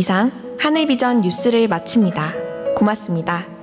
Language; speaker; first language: Korean; native; Korean